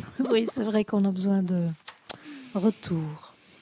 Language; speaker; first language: French; native; French